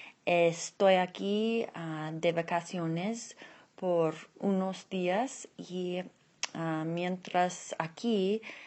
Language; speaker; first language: Spanish; non-native, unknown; English